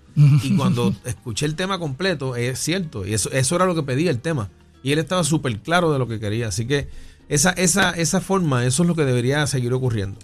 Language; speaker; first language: Spanish; native; Spanish